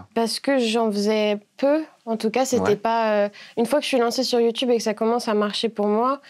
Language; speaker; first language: French; native; French